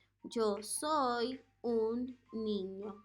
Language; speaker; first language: Spanish; non-native, fluent; English